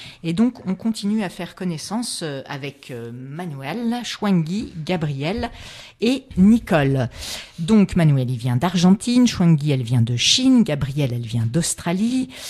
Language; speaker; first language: French; native; French